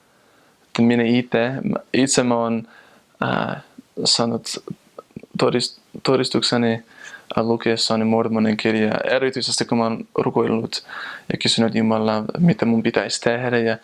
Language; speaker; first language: Finnish; non-native, fluent; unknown